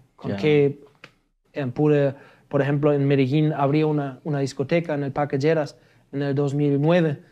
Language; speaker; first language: Spanish; non-native, fluent; German